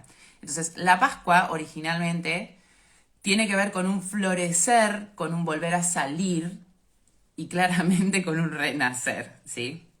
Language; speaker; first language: Spanish; native; Spanish